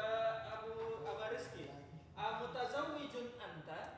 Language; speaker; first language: Arabic; non-native, fluent; Indonesian